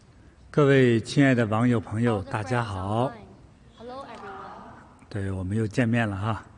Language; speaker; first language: Chinese; native; Chinese